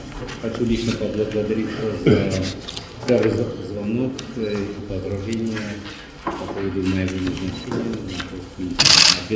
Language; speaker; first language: Russian; non-native, fluent; Armenian